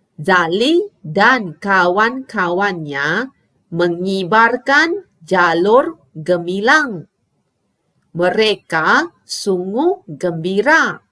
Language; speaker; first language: Malay; non-native, local second language; Chinese